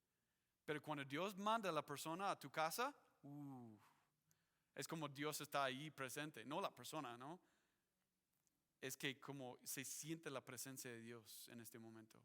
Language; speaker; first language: Spanish; non-native, fluent; English